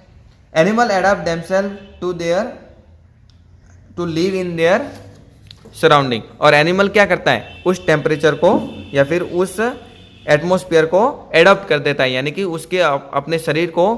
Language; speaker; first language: Hindi; native; Hindi